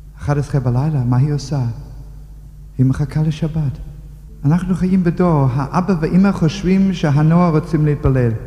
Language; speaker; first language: Hebrew; non-native, fluent; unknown